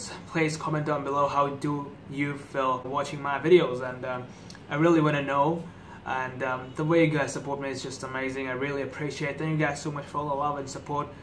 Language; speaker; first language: English; non-native, fluent; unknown